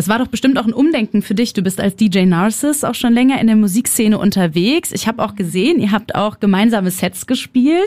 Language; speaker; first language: German; native; German